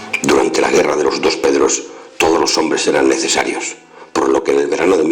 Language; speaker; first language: Spanish; native; Spanish